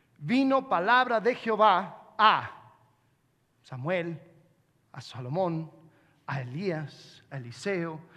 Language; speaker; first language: Spanish; non-native, fluent; English